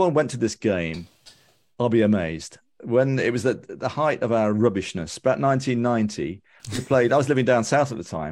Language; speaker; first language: English; native; English